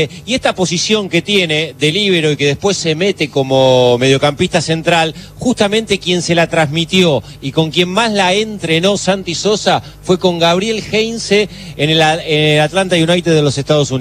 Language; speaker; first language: Spanish; native; Spanish